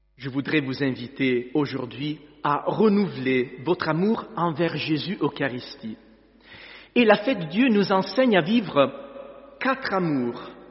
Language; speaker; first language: French; non-native, fluent; Italian